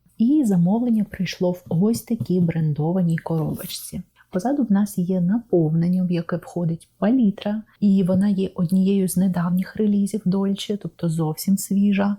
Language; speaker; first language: Ukrainian; non-native, local second language; Russian